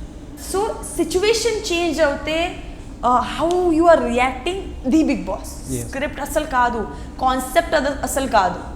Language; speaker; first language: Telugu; non-native, learner; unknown